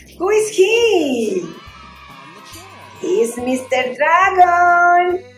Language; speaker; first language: English; non-native, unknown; Spanish